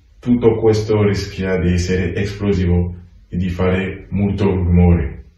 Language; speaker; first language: Italian; non-native, learner; French